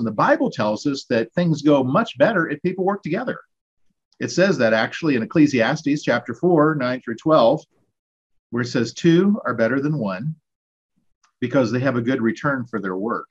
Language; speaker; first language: English; native; English